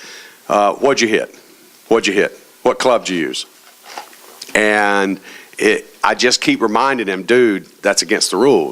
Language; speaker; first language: English; native; English